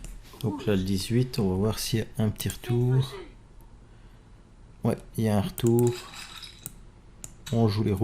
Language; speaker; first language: French; native; French